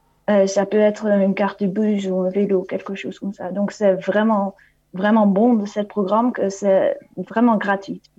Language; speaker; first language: French; non-native, fluent; Dutch